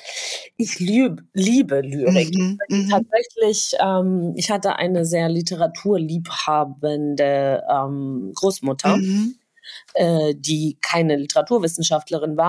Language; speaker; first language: German; non-native, fluent; Georgian